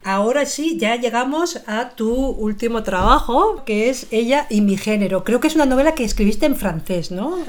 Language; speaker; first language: Spanish; native; Spanish